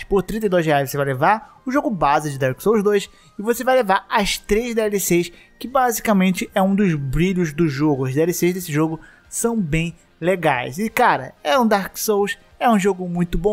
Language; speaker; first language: Portuguese; native; Portuguese